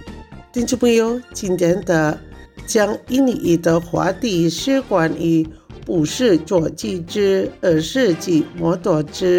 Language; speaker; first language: Chinese; non-native, fluent; Indonesian